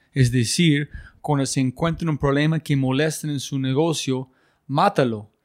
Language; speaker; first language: Spanish; non-native, learner; English